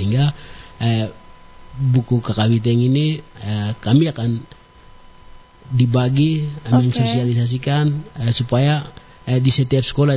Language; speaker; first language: Indonesian; non-native, local second language; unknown